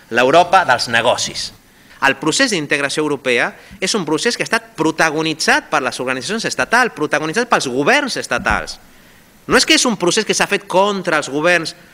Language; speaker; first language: Catalan; non-native, fluent; Spanish